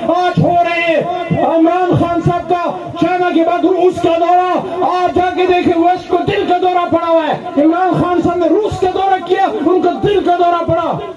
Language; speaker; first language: Urdu; non-native, local second language; Pashto